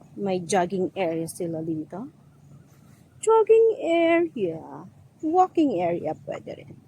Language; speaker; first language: Filipino; native; Filipino